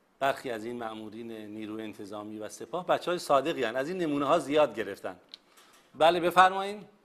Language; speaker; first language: Persian; native; Persian